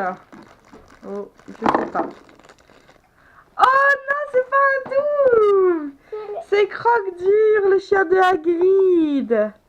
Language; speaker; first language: French; native; French